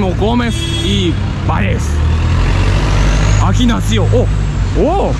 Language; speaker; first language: Spanish; non-native, learner; Japanese